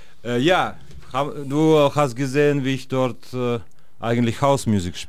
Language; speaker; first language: German; native; German